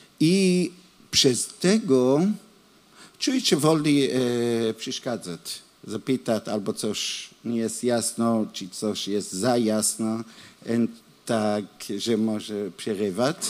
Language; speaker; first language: Polish; non-native, learner; Hebrew